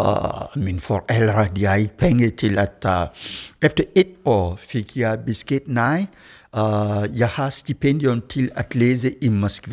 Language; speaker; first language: Danish; non-native, fluent; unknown